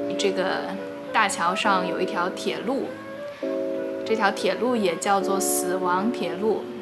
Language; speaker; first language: Chinese; native; Chinese